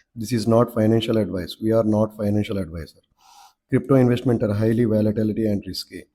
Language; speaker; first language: English; non-native, local second language; Telugu